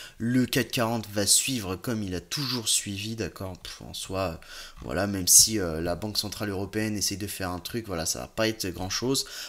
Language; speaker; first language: French; native; French